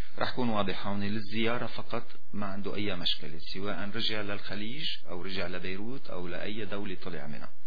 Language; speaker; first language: Arabic; native; Arabic